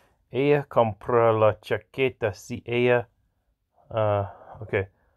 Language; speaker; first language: Spanish; non-native, learner; English